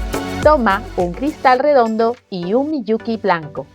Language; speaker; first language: Spanish; native; Spanish